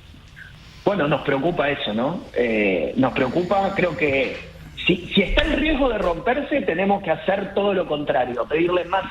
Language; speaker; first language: Spanish; native; Spanish